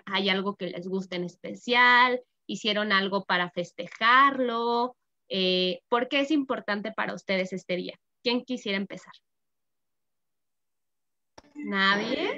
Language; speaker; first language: Spanish; native; Spanish